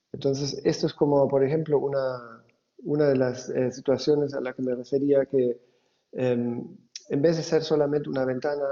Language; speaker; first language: Spanish; non-native, fluent; German